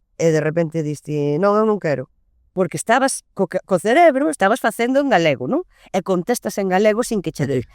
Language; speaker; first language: Galician; non-native, local second language; Spanish